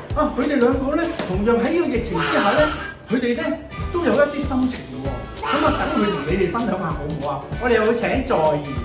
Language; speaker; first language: Cantonese; native; Cantonese